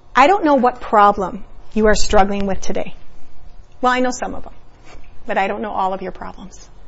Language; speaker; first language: English; early bilingual, other home language; Spanish